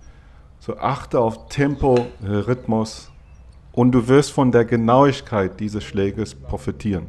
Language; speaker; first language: German; non-native, fluent; English